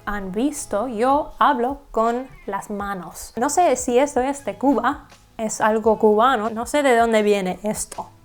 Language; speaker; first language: Spanish; non-native, learner; English